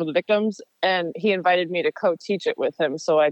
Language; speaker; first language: English; native; English